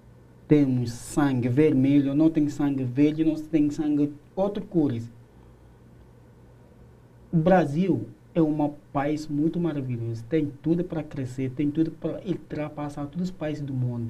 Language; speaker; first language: Portuguese; non-native, learner; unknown